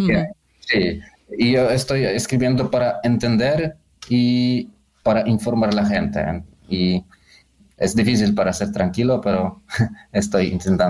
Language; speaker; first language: Spanish; non-native, learner; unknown